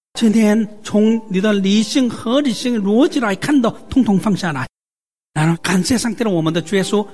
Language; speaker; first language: Chinese; non-native, fluent; Korean